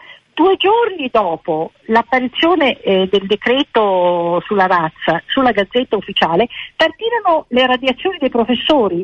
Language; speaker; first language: Italian; native; Italian